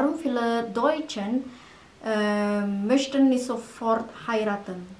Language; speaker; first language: German; non-native, learner; Indonesian